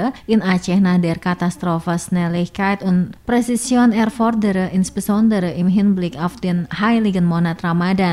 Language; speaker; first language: German; non-native, fluent; Indonesian